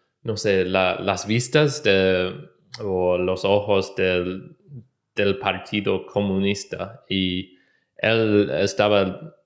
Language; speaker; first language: Spanish; non-native, learner; English